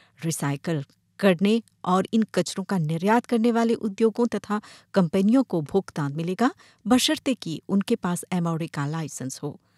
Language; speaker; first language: Hindi; non-native, local second language; Morisyen